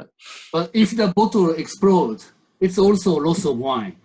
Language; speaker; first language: English; non-native, learner; Japanese